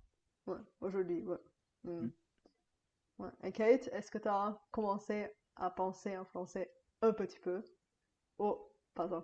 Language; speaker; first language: French; non-native, fluent; Bulgarian